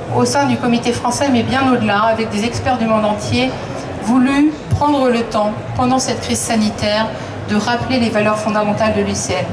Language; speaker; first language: French; native; French